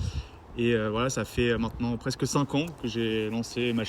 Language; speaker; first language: French; native; French